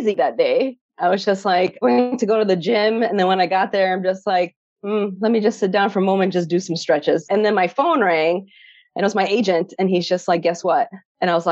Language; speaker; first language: English; early bilingual, other home language; Polish